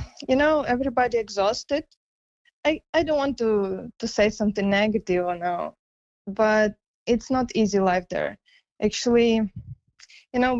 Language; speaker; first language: English; non-native, fluent; Ukrainian